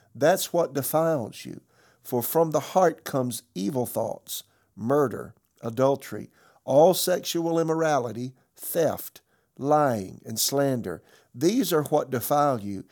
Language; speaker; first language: English; native; English